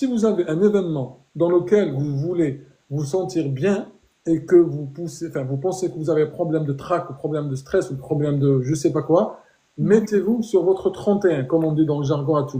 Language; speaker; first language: French; native; French